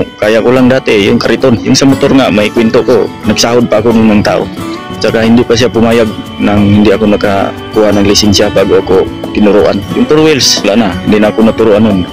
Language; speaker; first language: Filipino; non-native, local second language; Cebuano